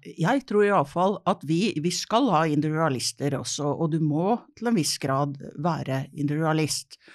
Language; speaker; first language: Norwegian; native; Norwegian